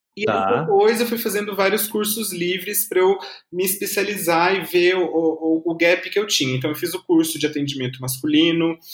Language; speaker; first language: Portuguese; native; Portuguese